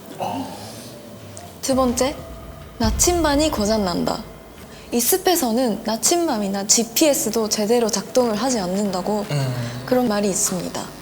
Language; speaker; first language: Korean; non-native, fluent; Japanese